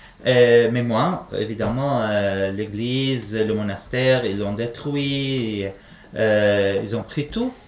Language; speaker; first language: French; non-native, fluent; Arabic